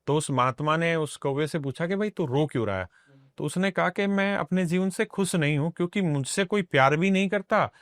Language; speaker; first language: Hindi; non-native, local second language; Punjabi